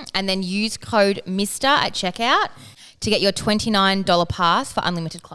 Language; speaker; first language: English; native; English